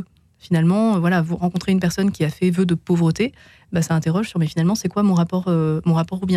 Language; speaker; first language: French; native; French